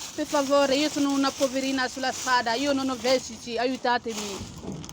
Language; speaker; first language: Italian; non-native, learner; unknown